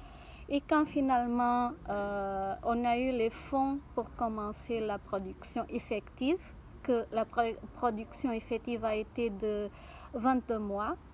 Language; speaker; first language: French; non-native, fluent; Portuguese